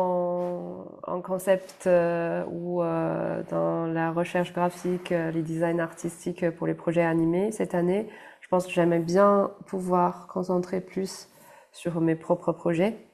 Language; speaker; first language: French; non-native, fluent; Chinese